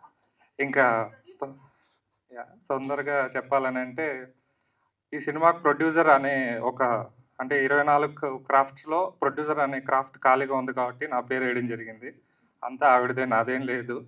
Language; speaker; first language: Telugu; native; Telugu